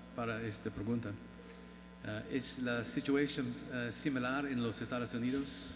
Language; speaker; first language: Spanish; non-native, learner; English